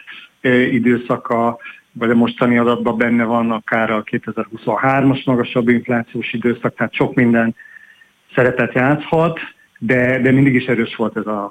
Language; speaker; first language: Hungarian; native; Hungarian